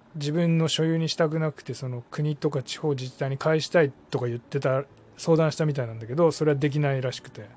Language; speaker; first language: Japanese; native; Japanese